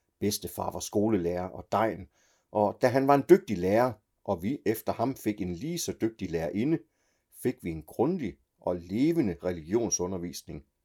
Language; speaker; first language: Danish; native; Danish